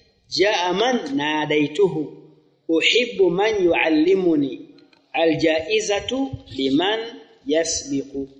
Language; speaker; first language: Arabic; non-native, fluent; Swahili